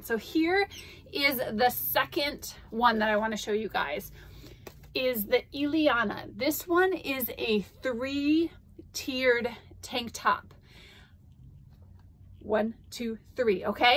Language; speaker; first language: English; native; English